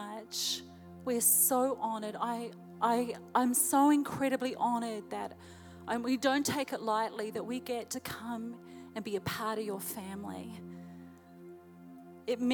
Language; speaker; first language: English; native; English